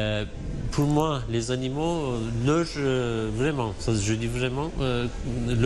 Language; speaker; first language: French; non-native, fluent; Turkish